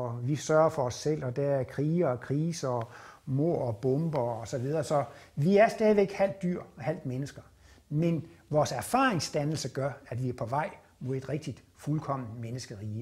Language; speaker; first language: Danish; native; Danish